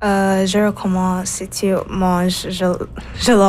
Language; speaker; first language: French; non-native, learner; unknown